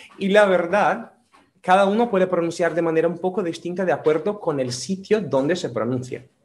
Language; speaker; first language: Spanish; non-native, fluent; Portuguese